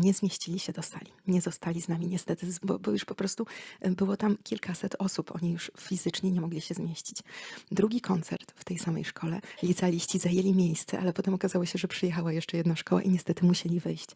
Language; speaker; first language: Polish; native; Polish